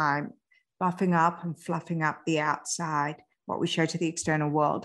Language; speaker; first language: English; early bilingual, other home language; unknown